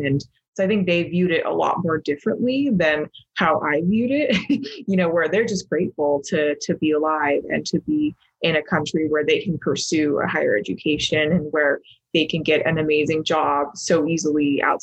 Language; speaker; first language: English; native; English